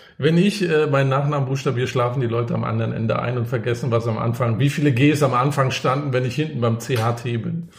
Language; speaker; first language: German; native; German